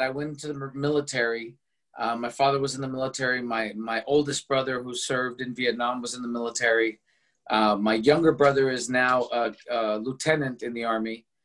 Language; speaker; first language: English; early bilingual, other home language; Spanish